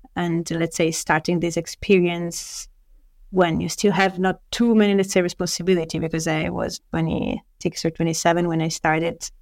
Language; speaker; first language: English; non-native, fluent; Italian